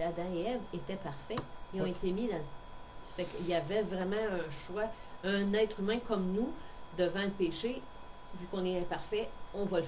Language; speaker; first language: French; native; French